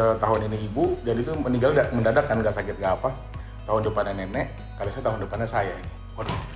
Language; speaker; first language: Indonesian; non-native, local second language; Banjar